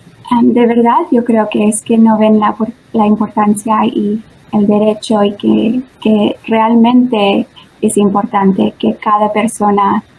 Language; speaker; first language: Spanish; early bilingual, heritage; Spanish